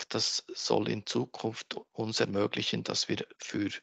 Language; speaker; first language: German; native; German